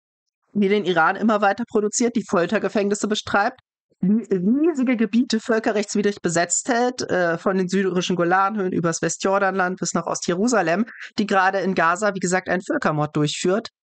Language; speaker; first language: German; native; German